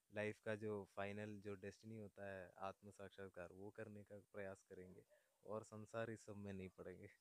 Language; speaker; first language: Hindi; non-native, local second language; Malayalam